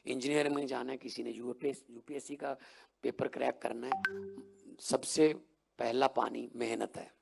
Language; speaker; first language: Hindi; non-native, local second language; Punjabi